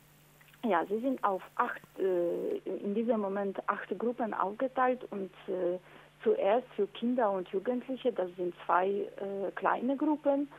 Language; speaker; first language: German; non-native, learner; Polish